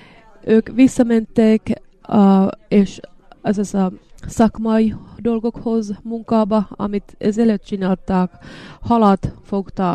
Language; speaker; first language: Hungarian; non-native, learner; Finnish